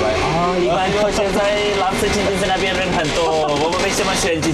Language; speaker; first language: Chinese; non-native, fluent; Turkish